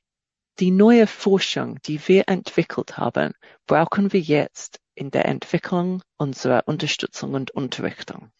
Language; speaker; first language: German; non-native, fluent; English